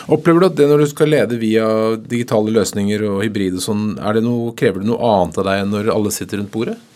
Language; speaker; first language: Norwegian; native; Norwegian